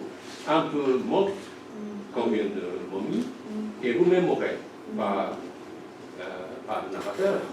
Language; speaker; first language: French; non-native, fluent; Japanese